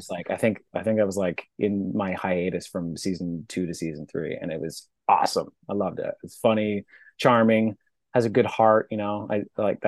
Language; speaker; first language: English; native; English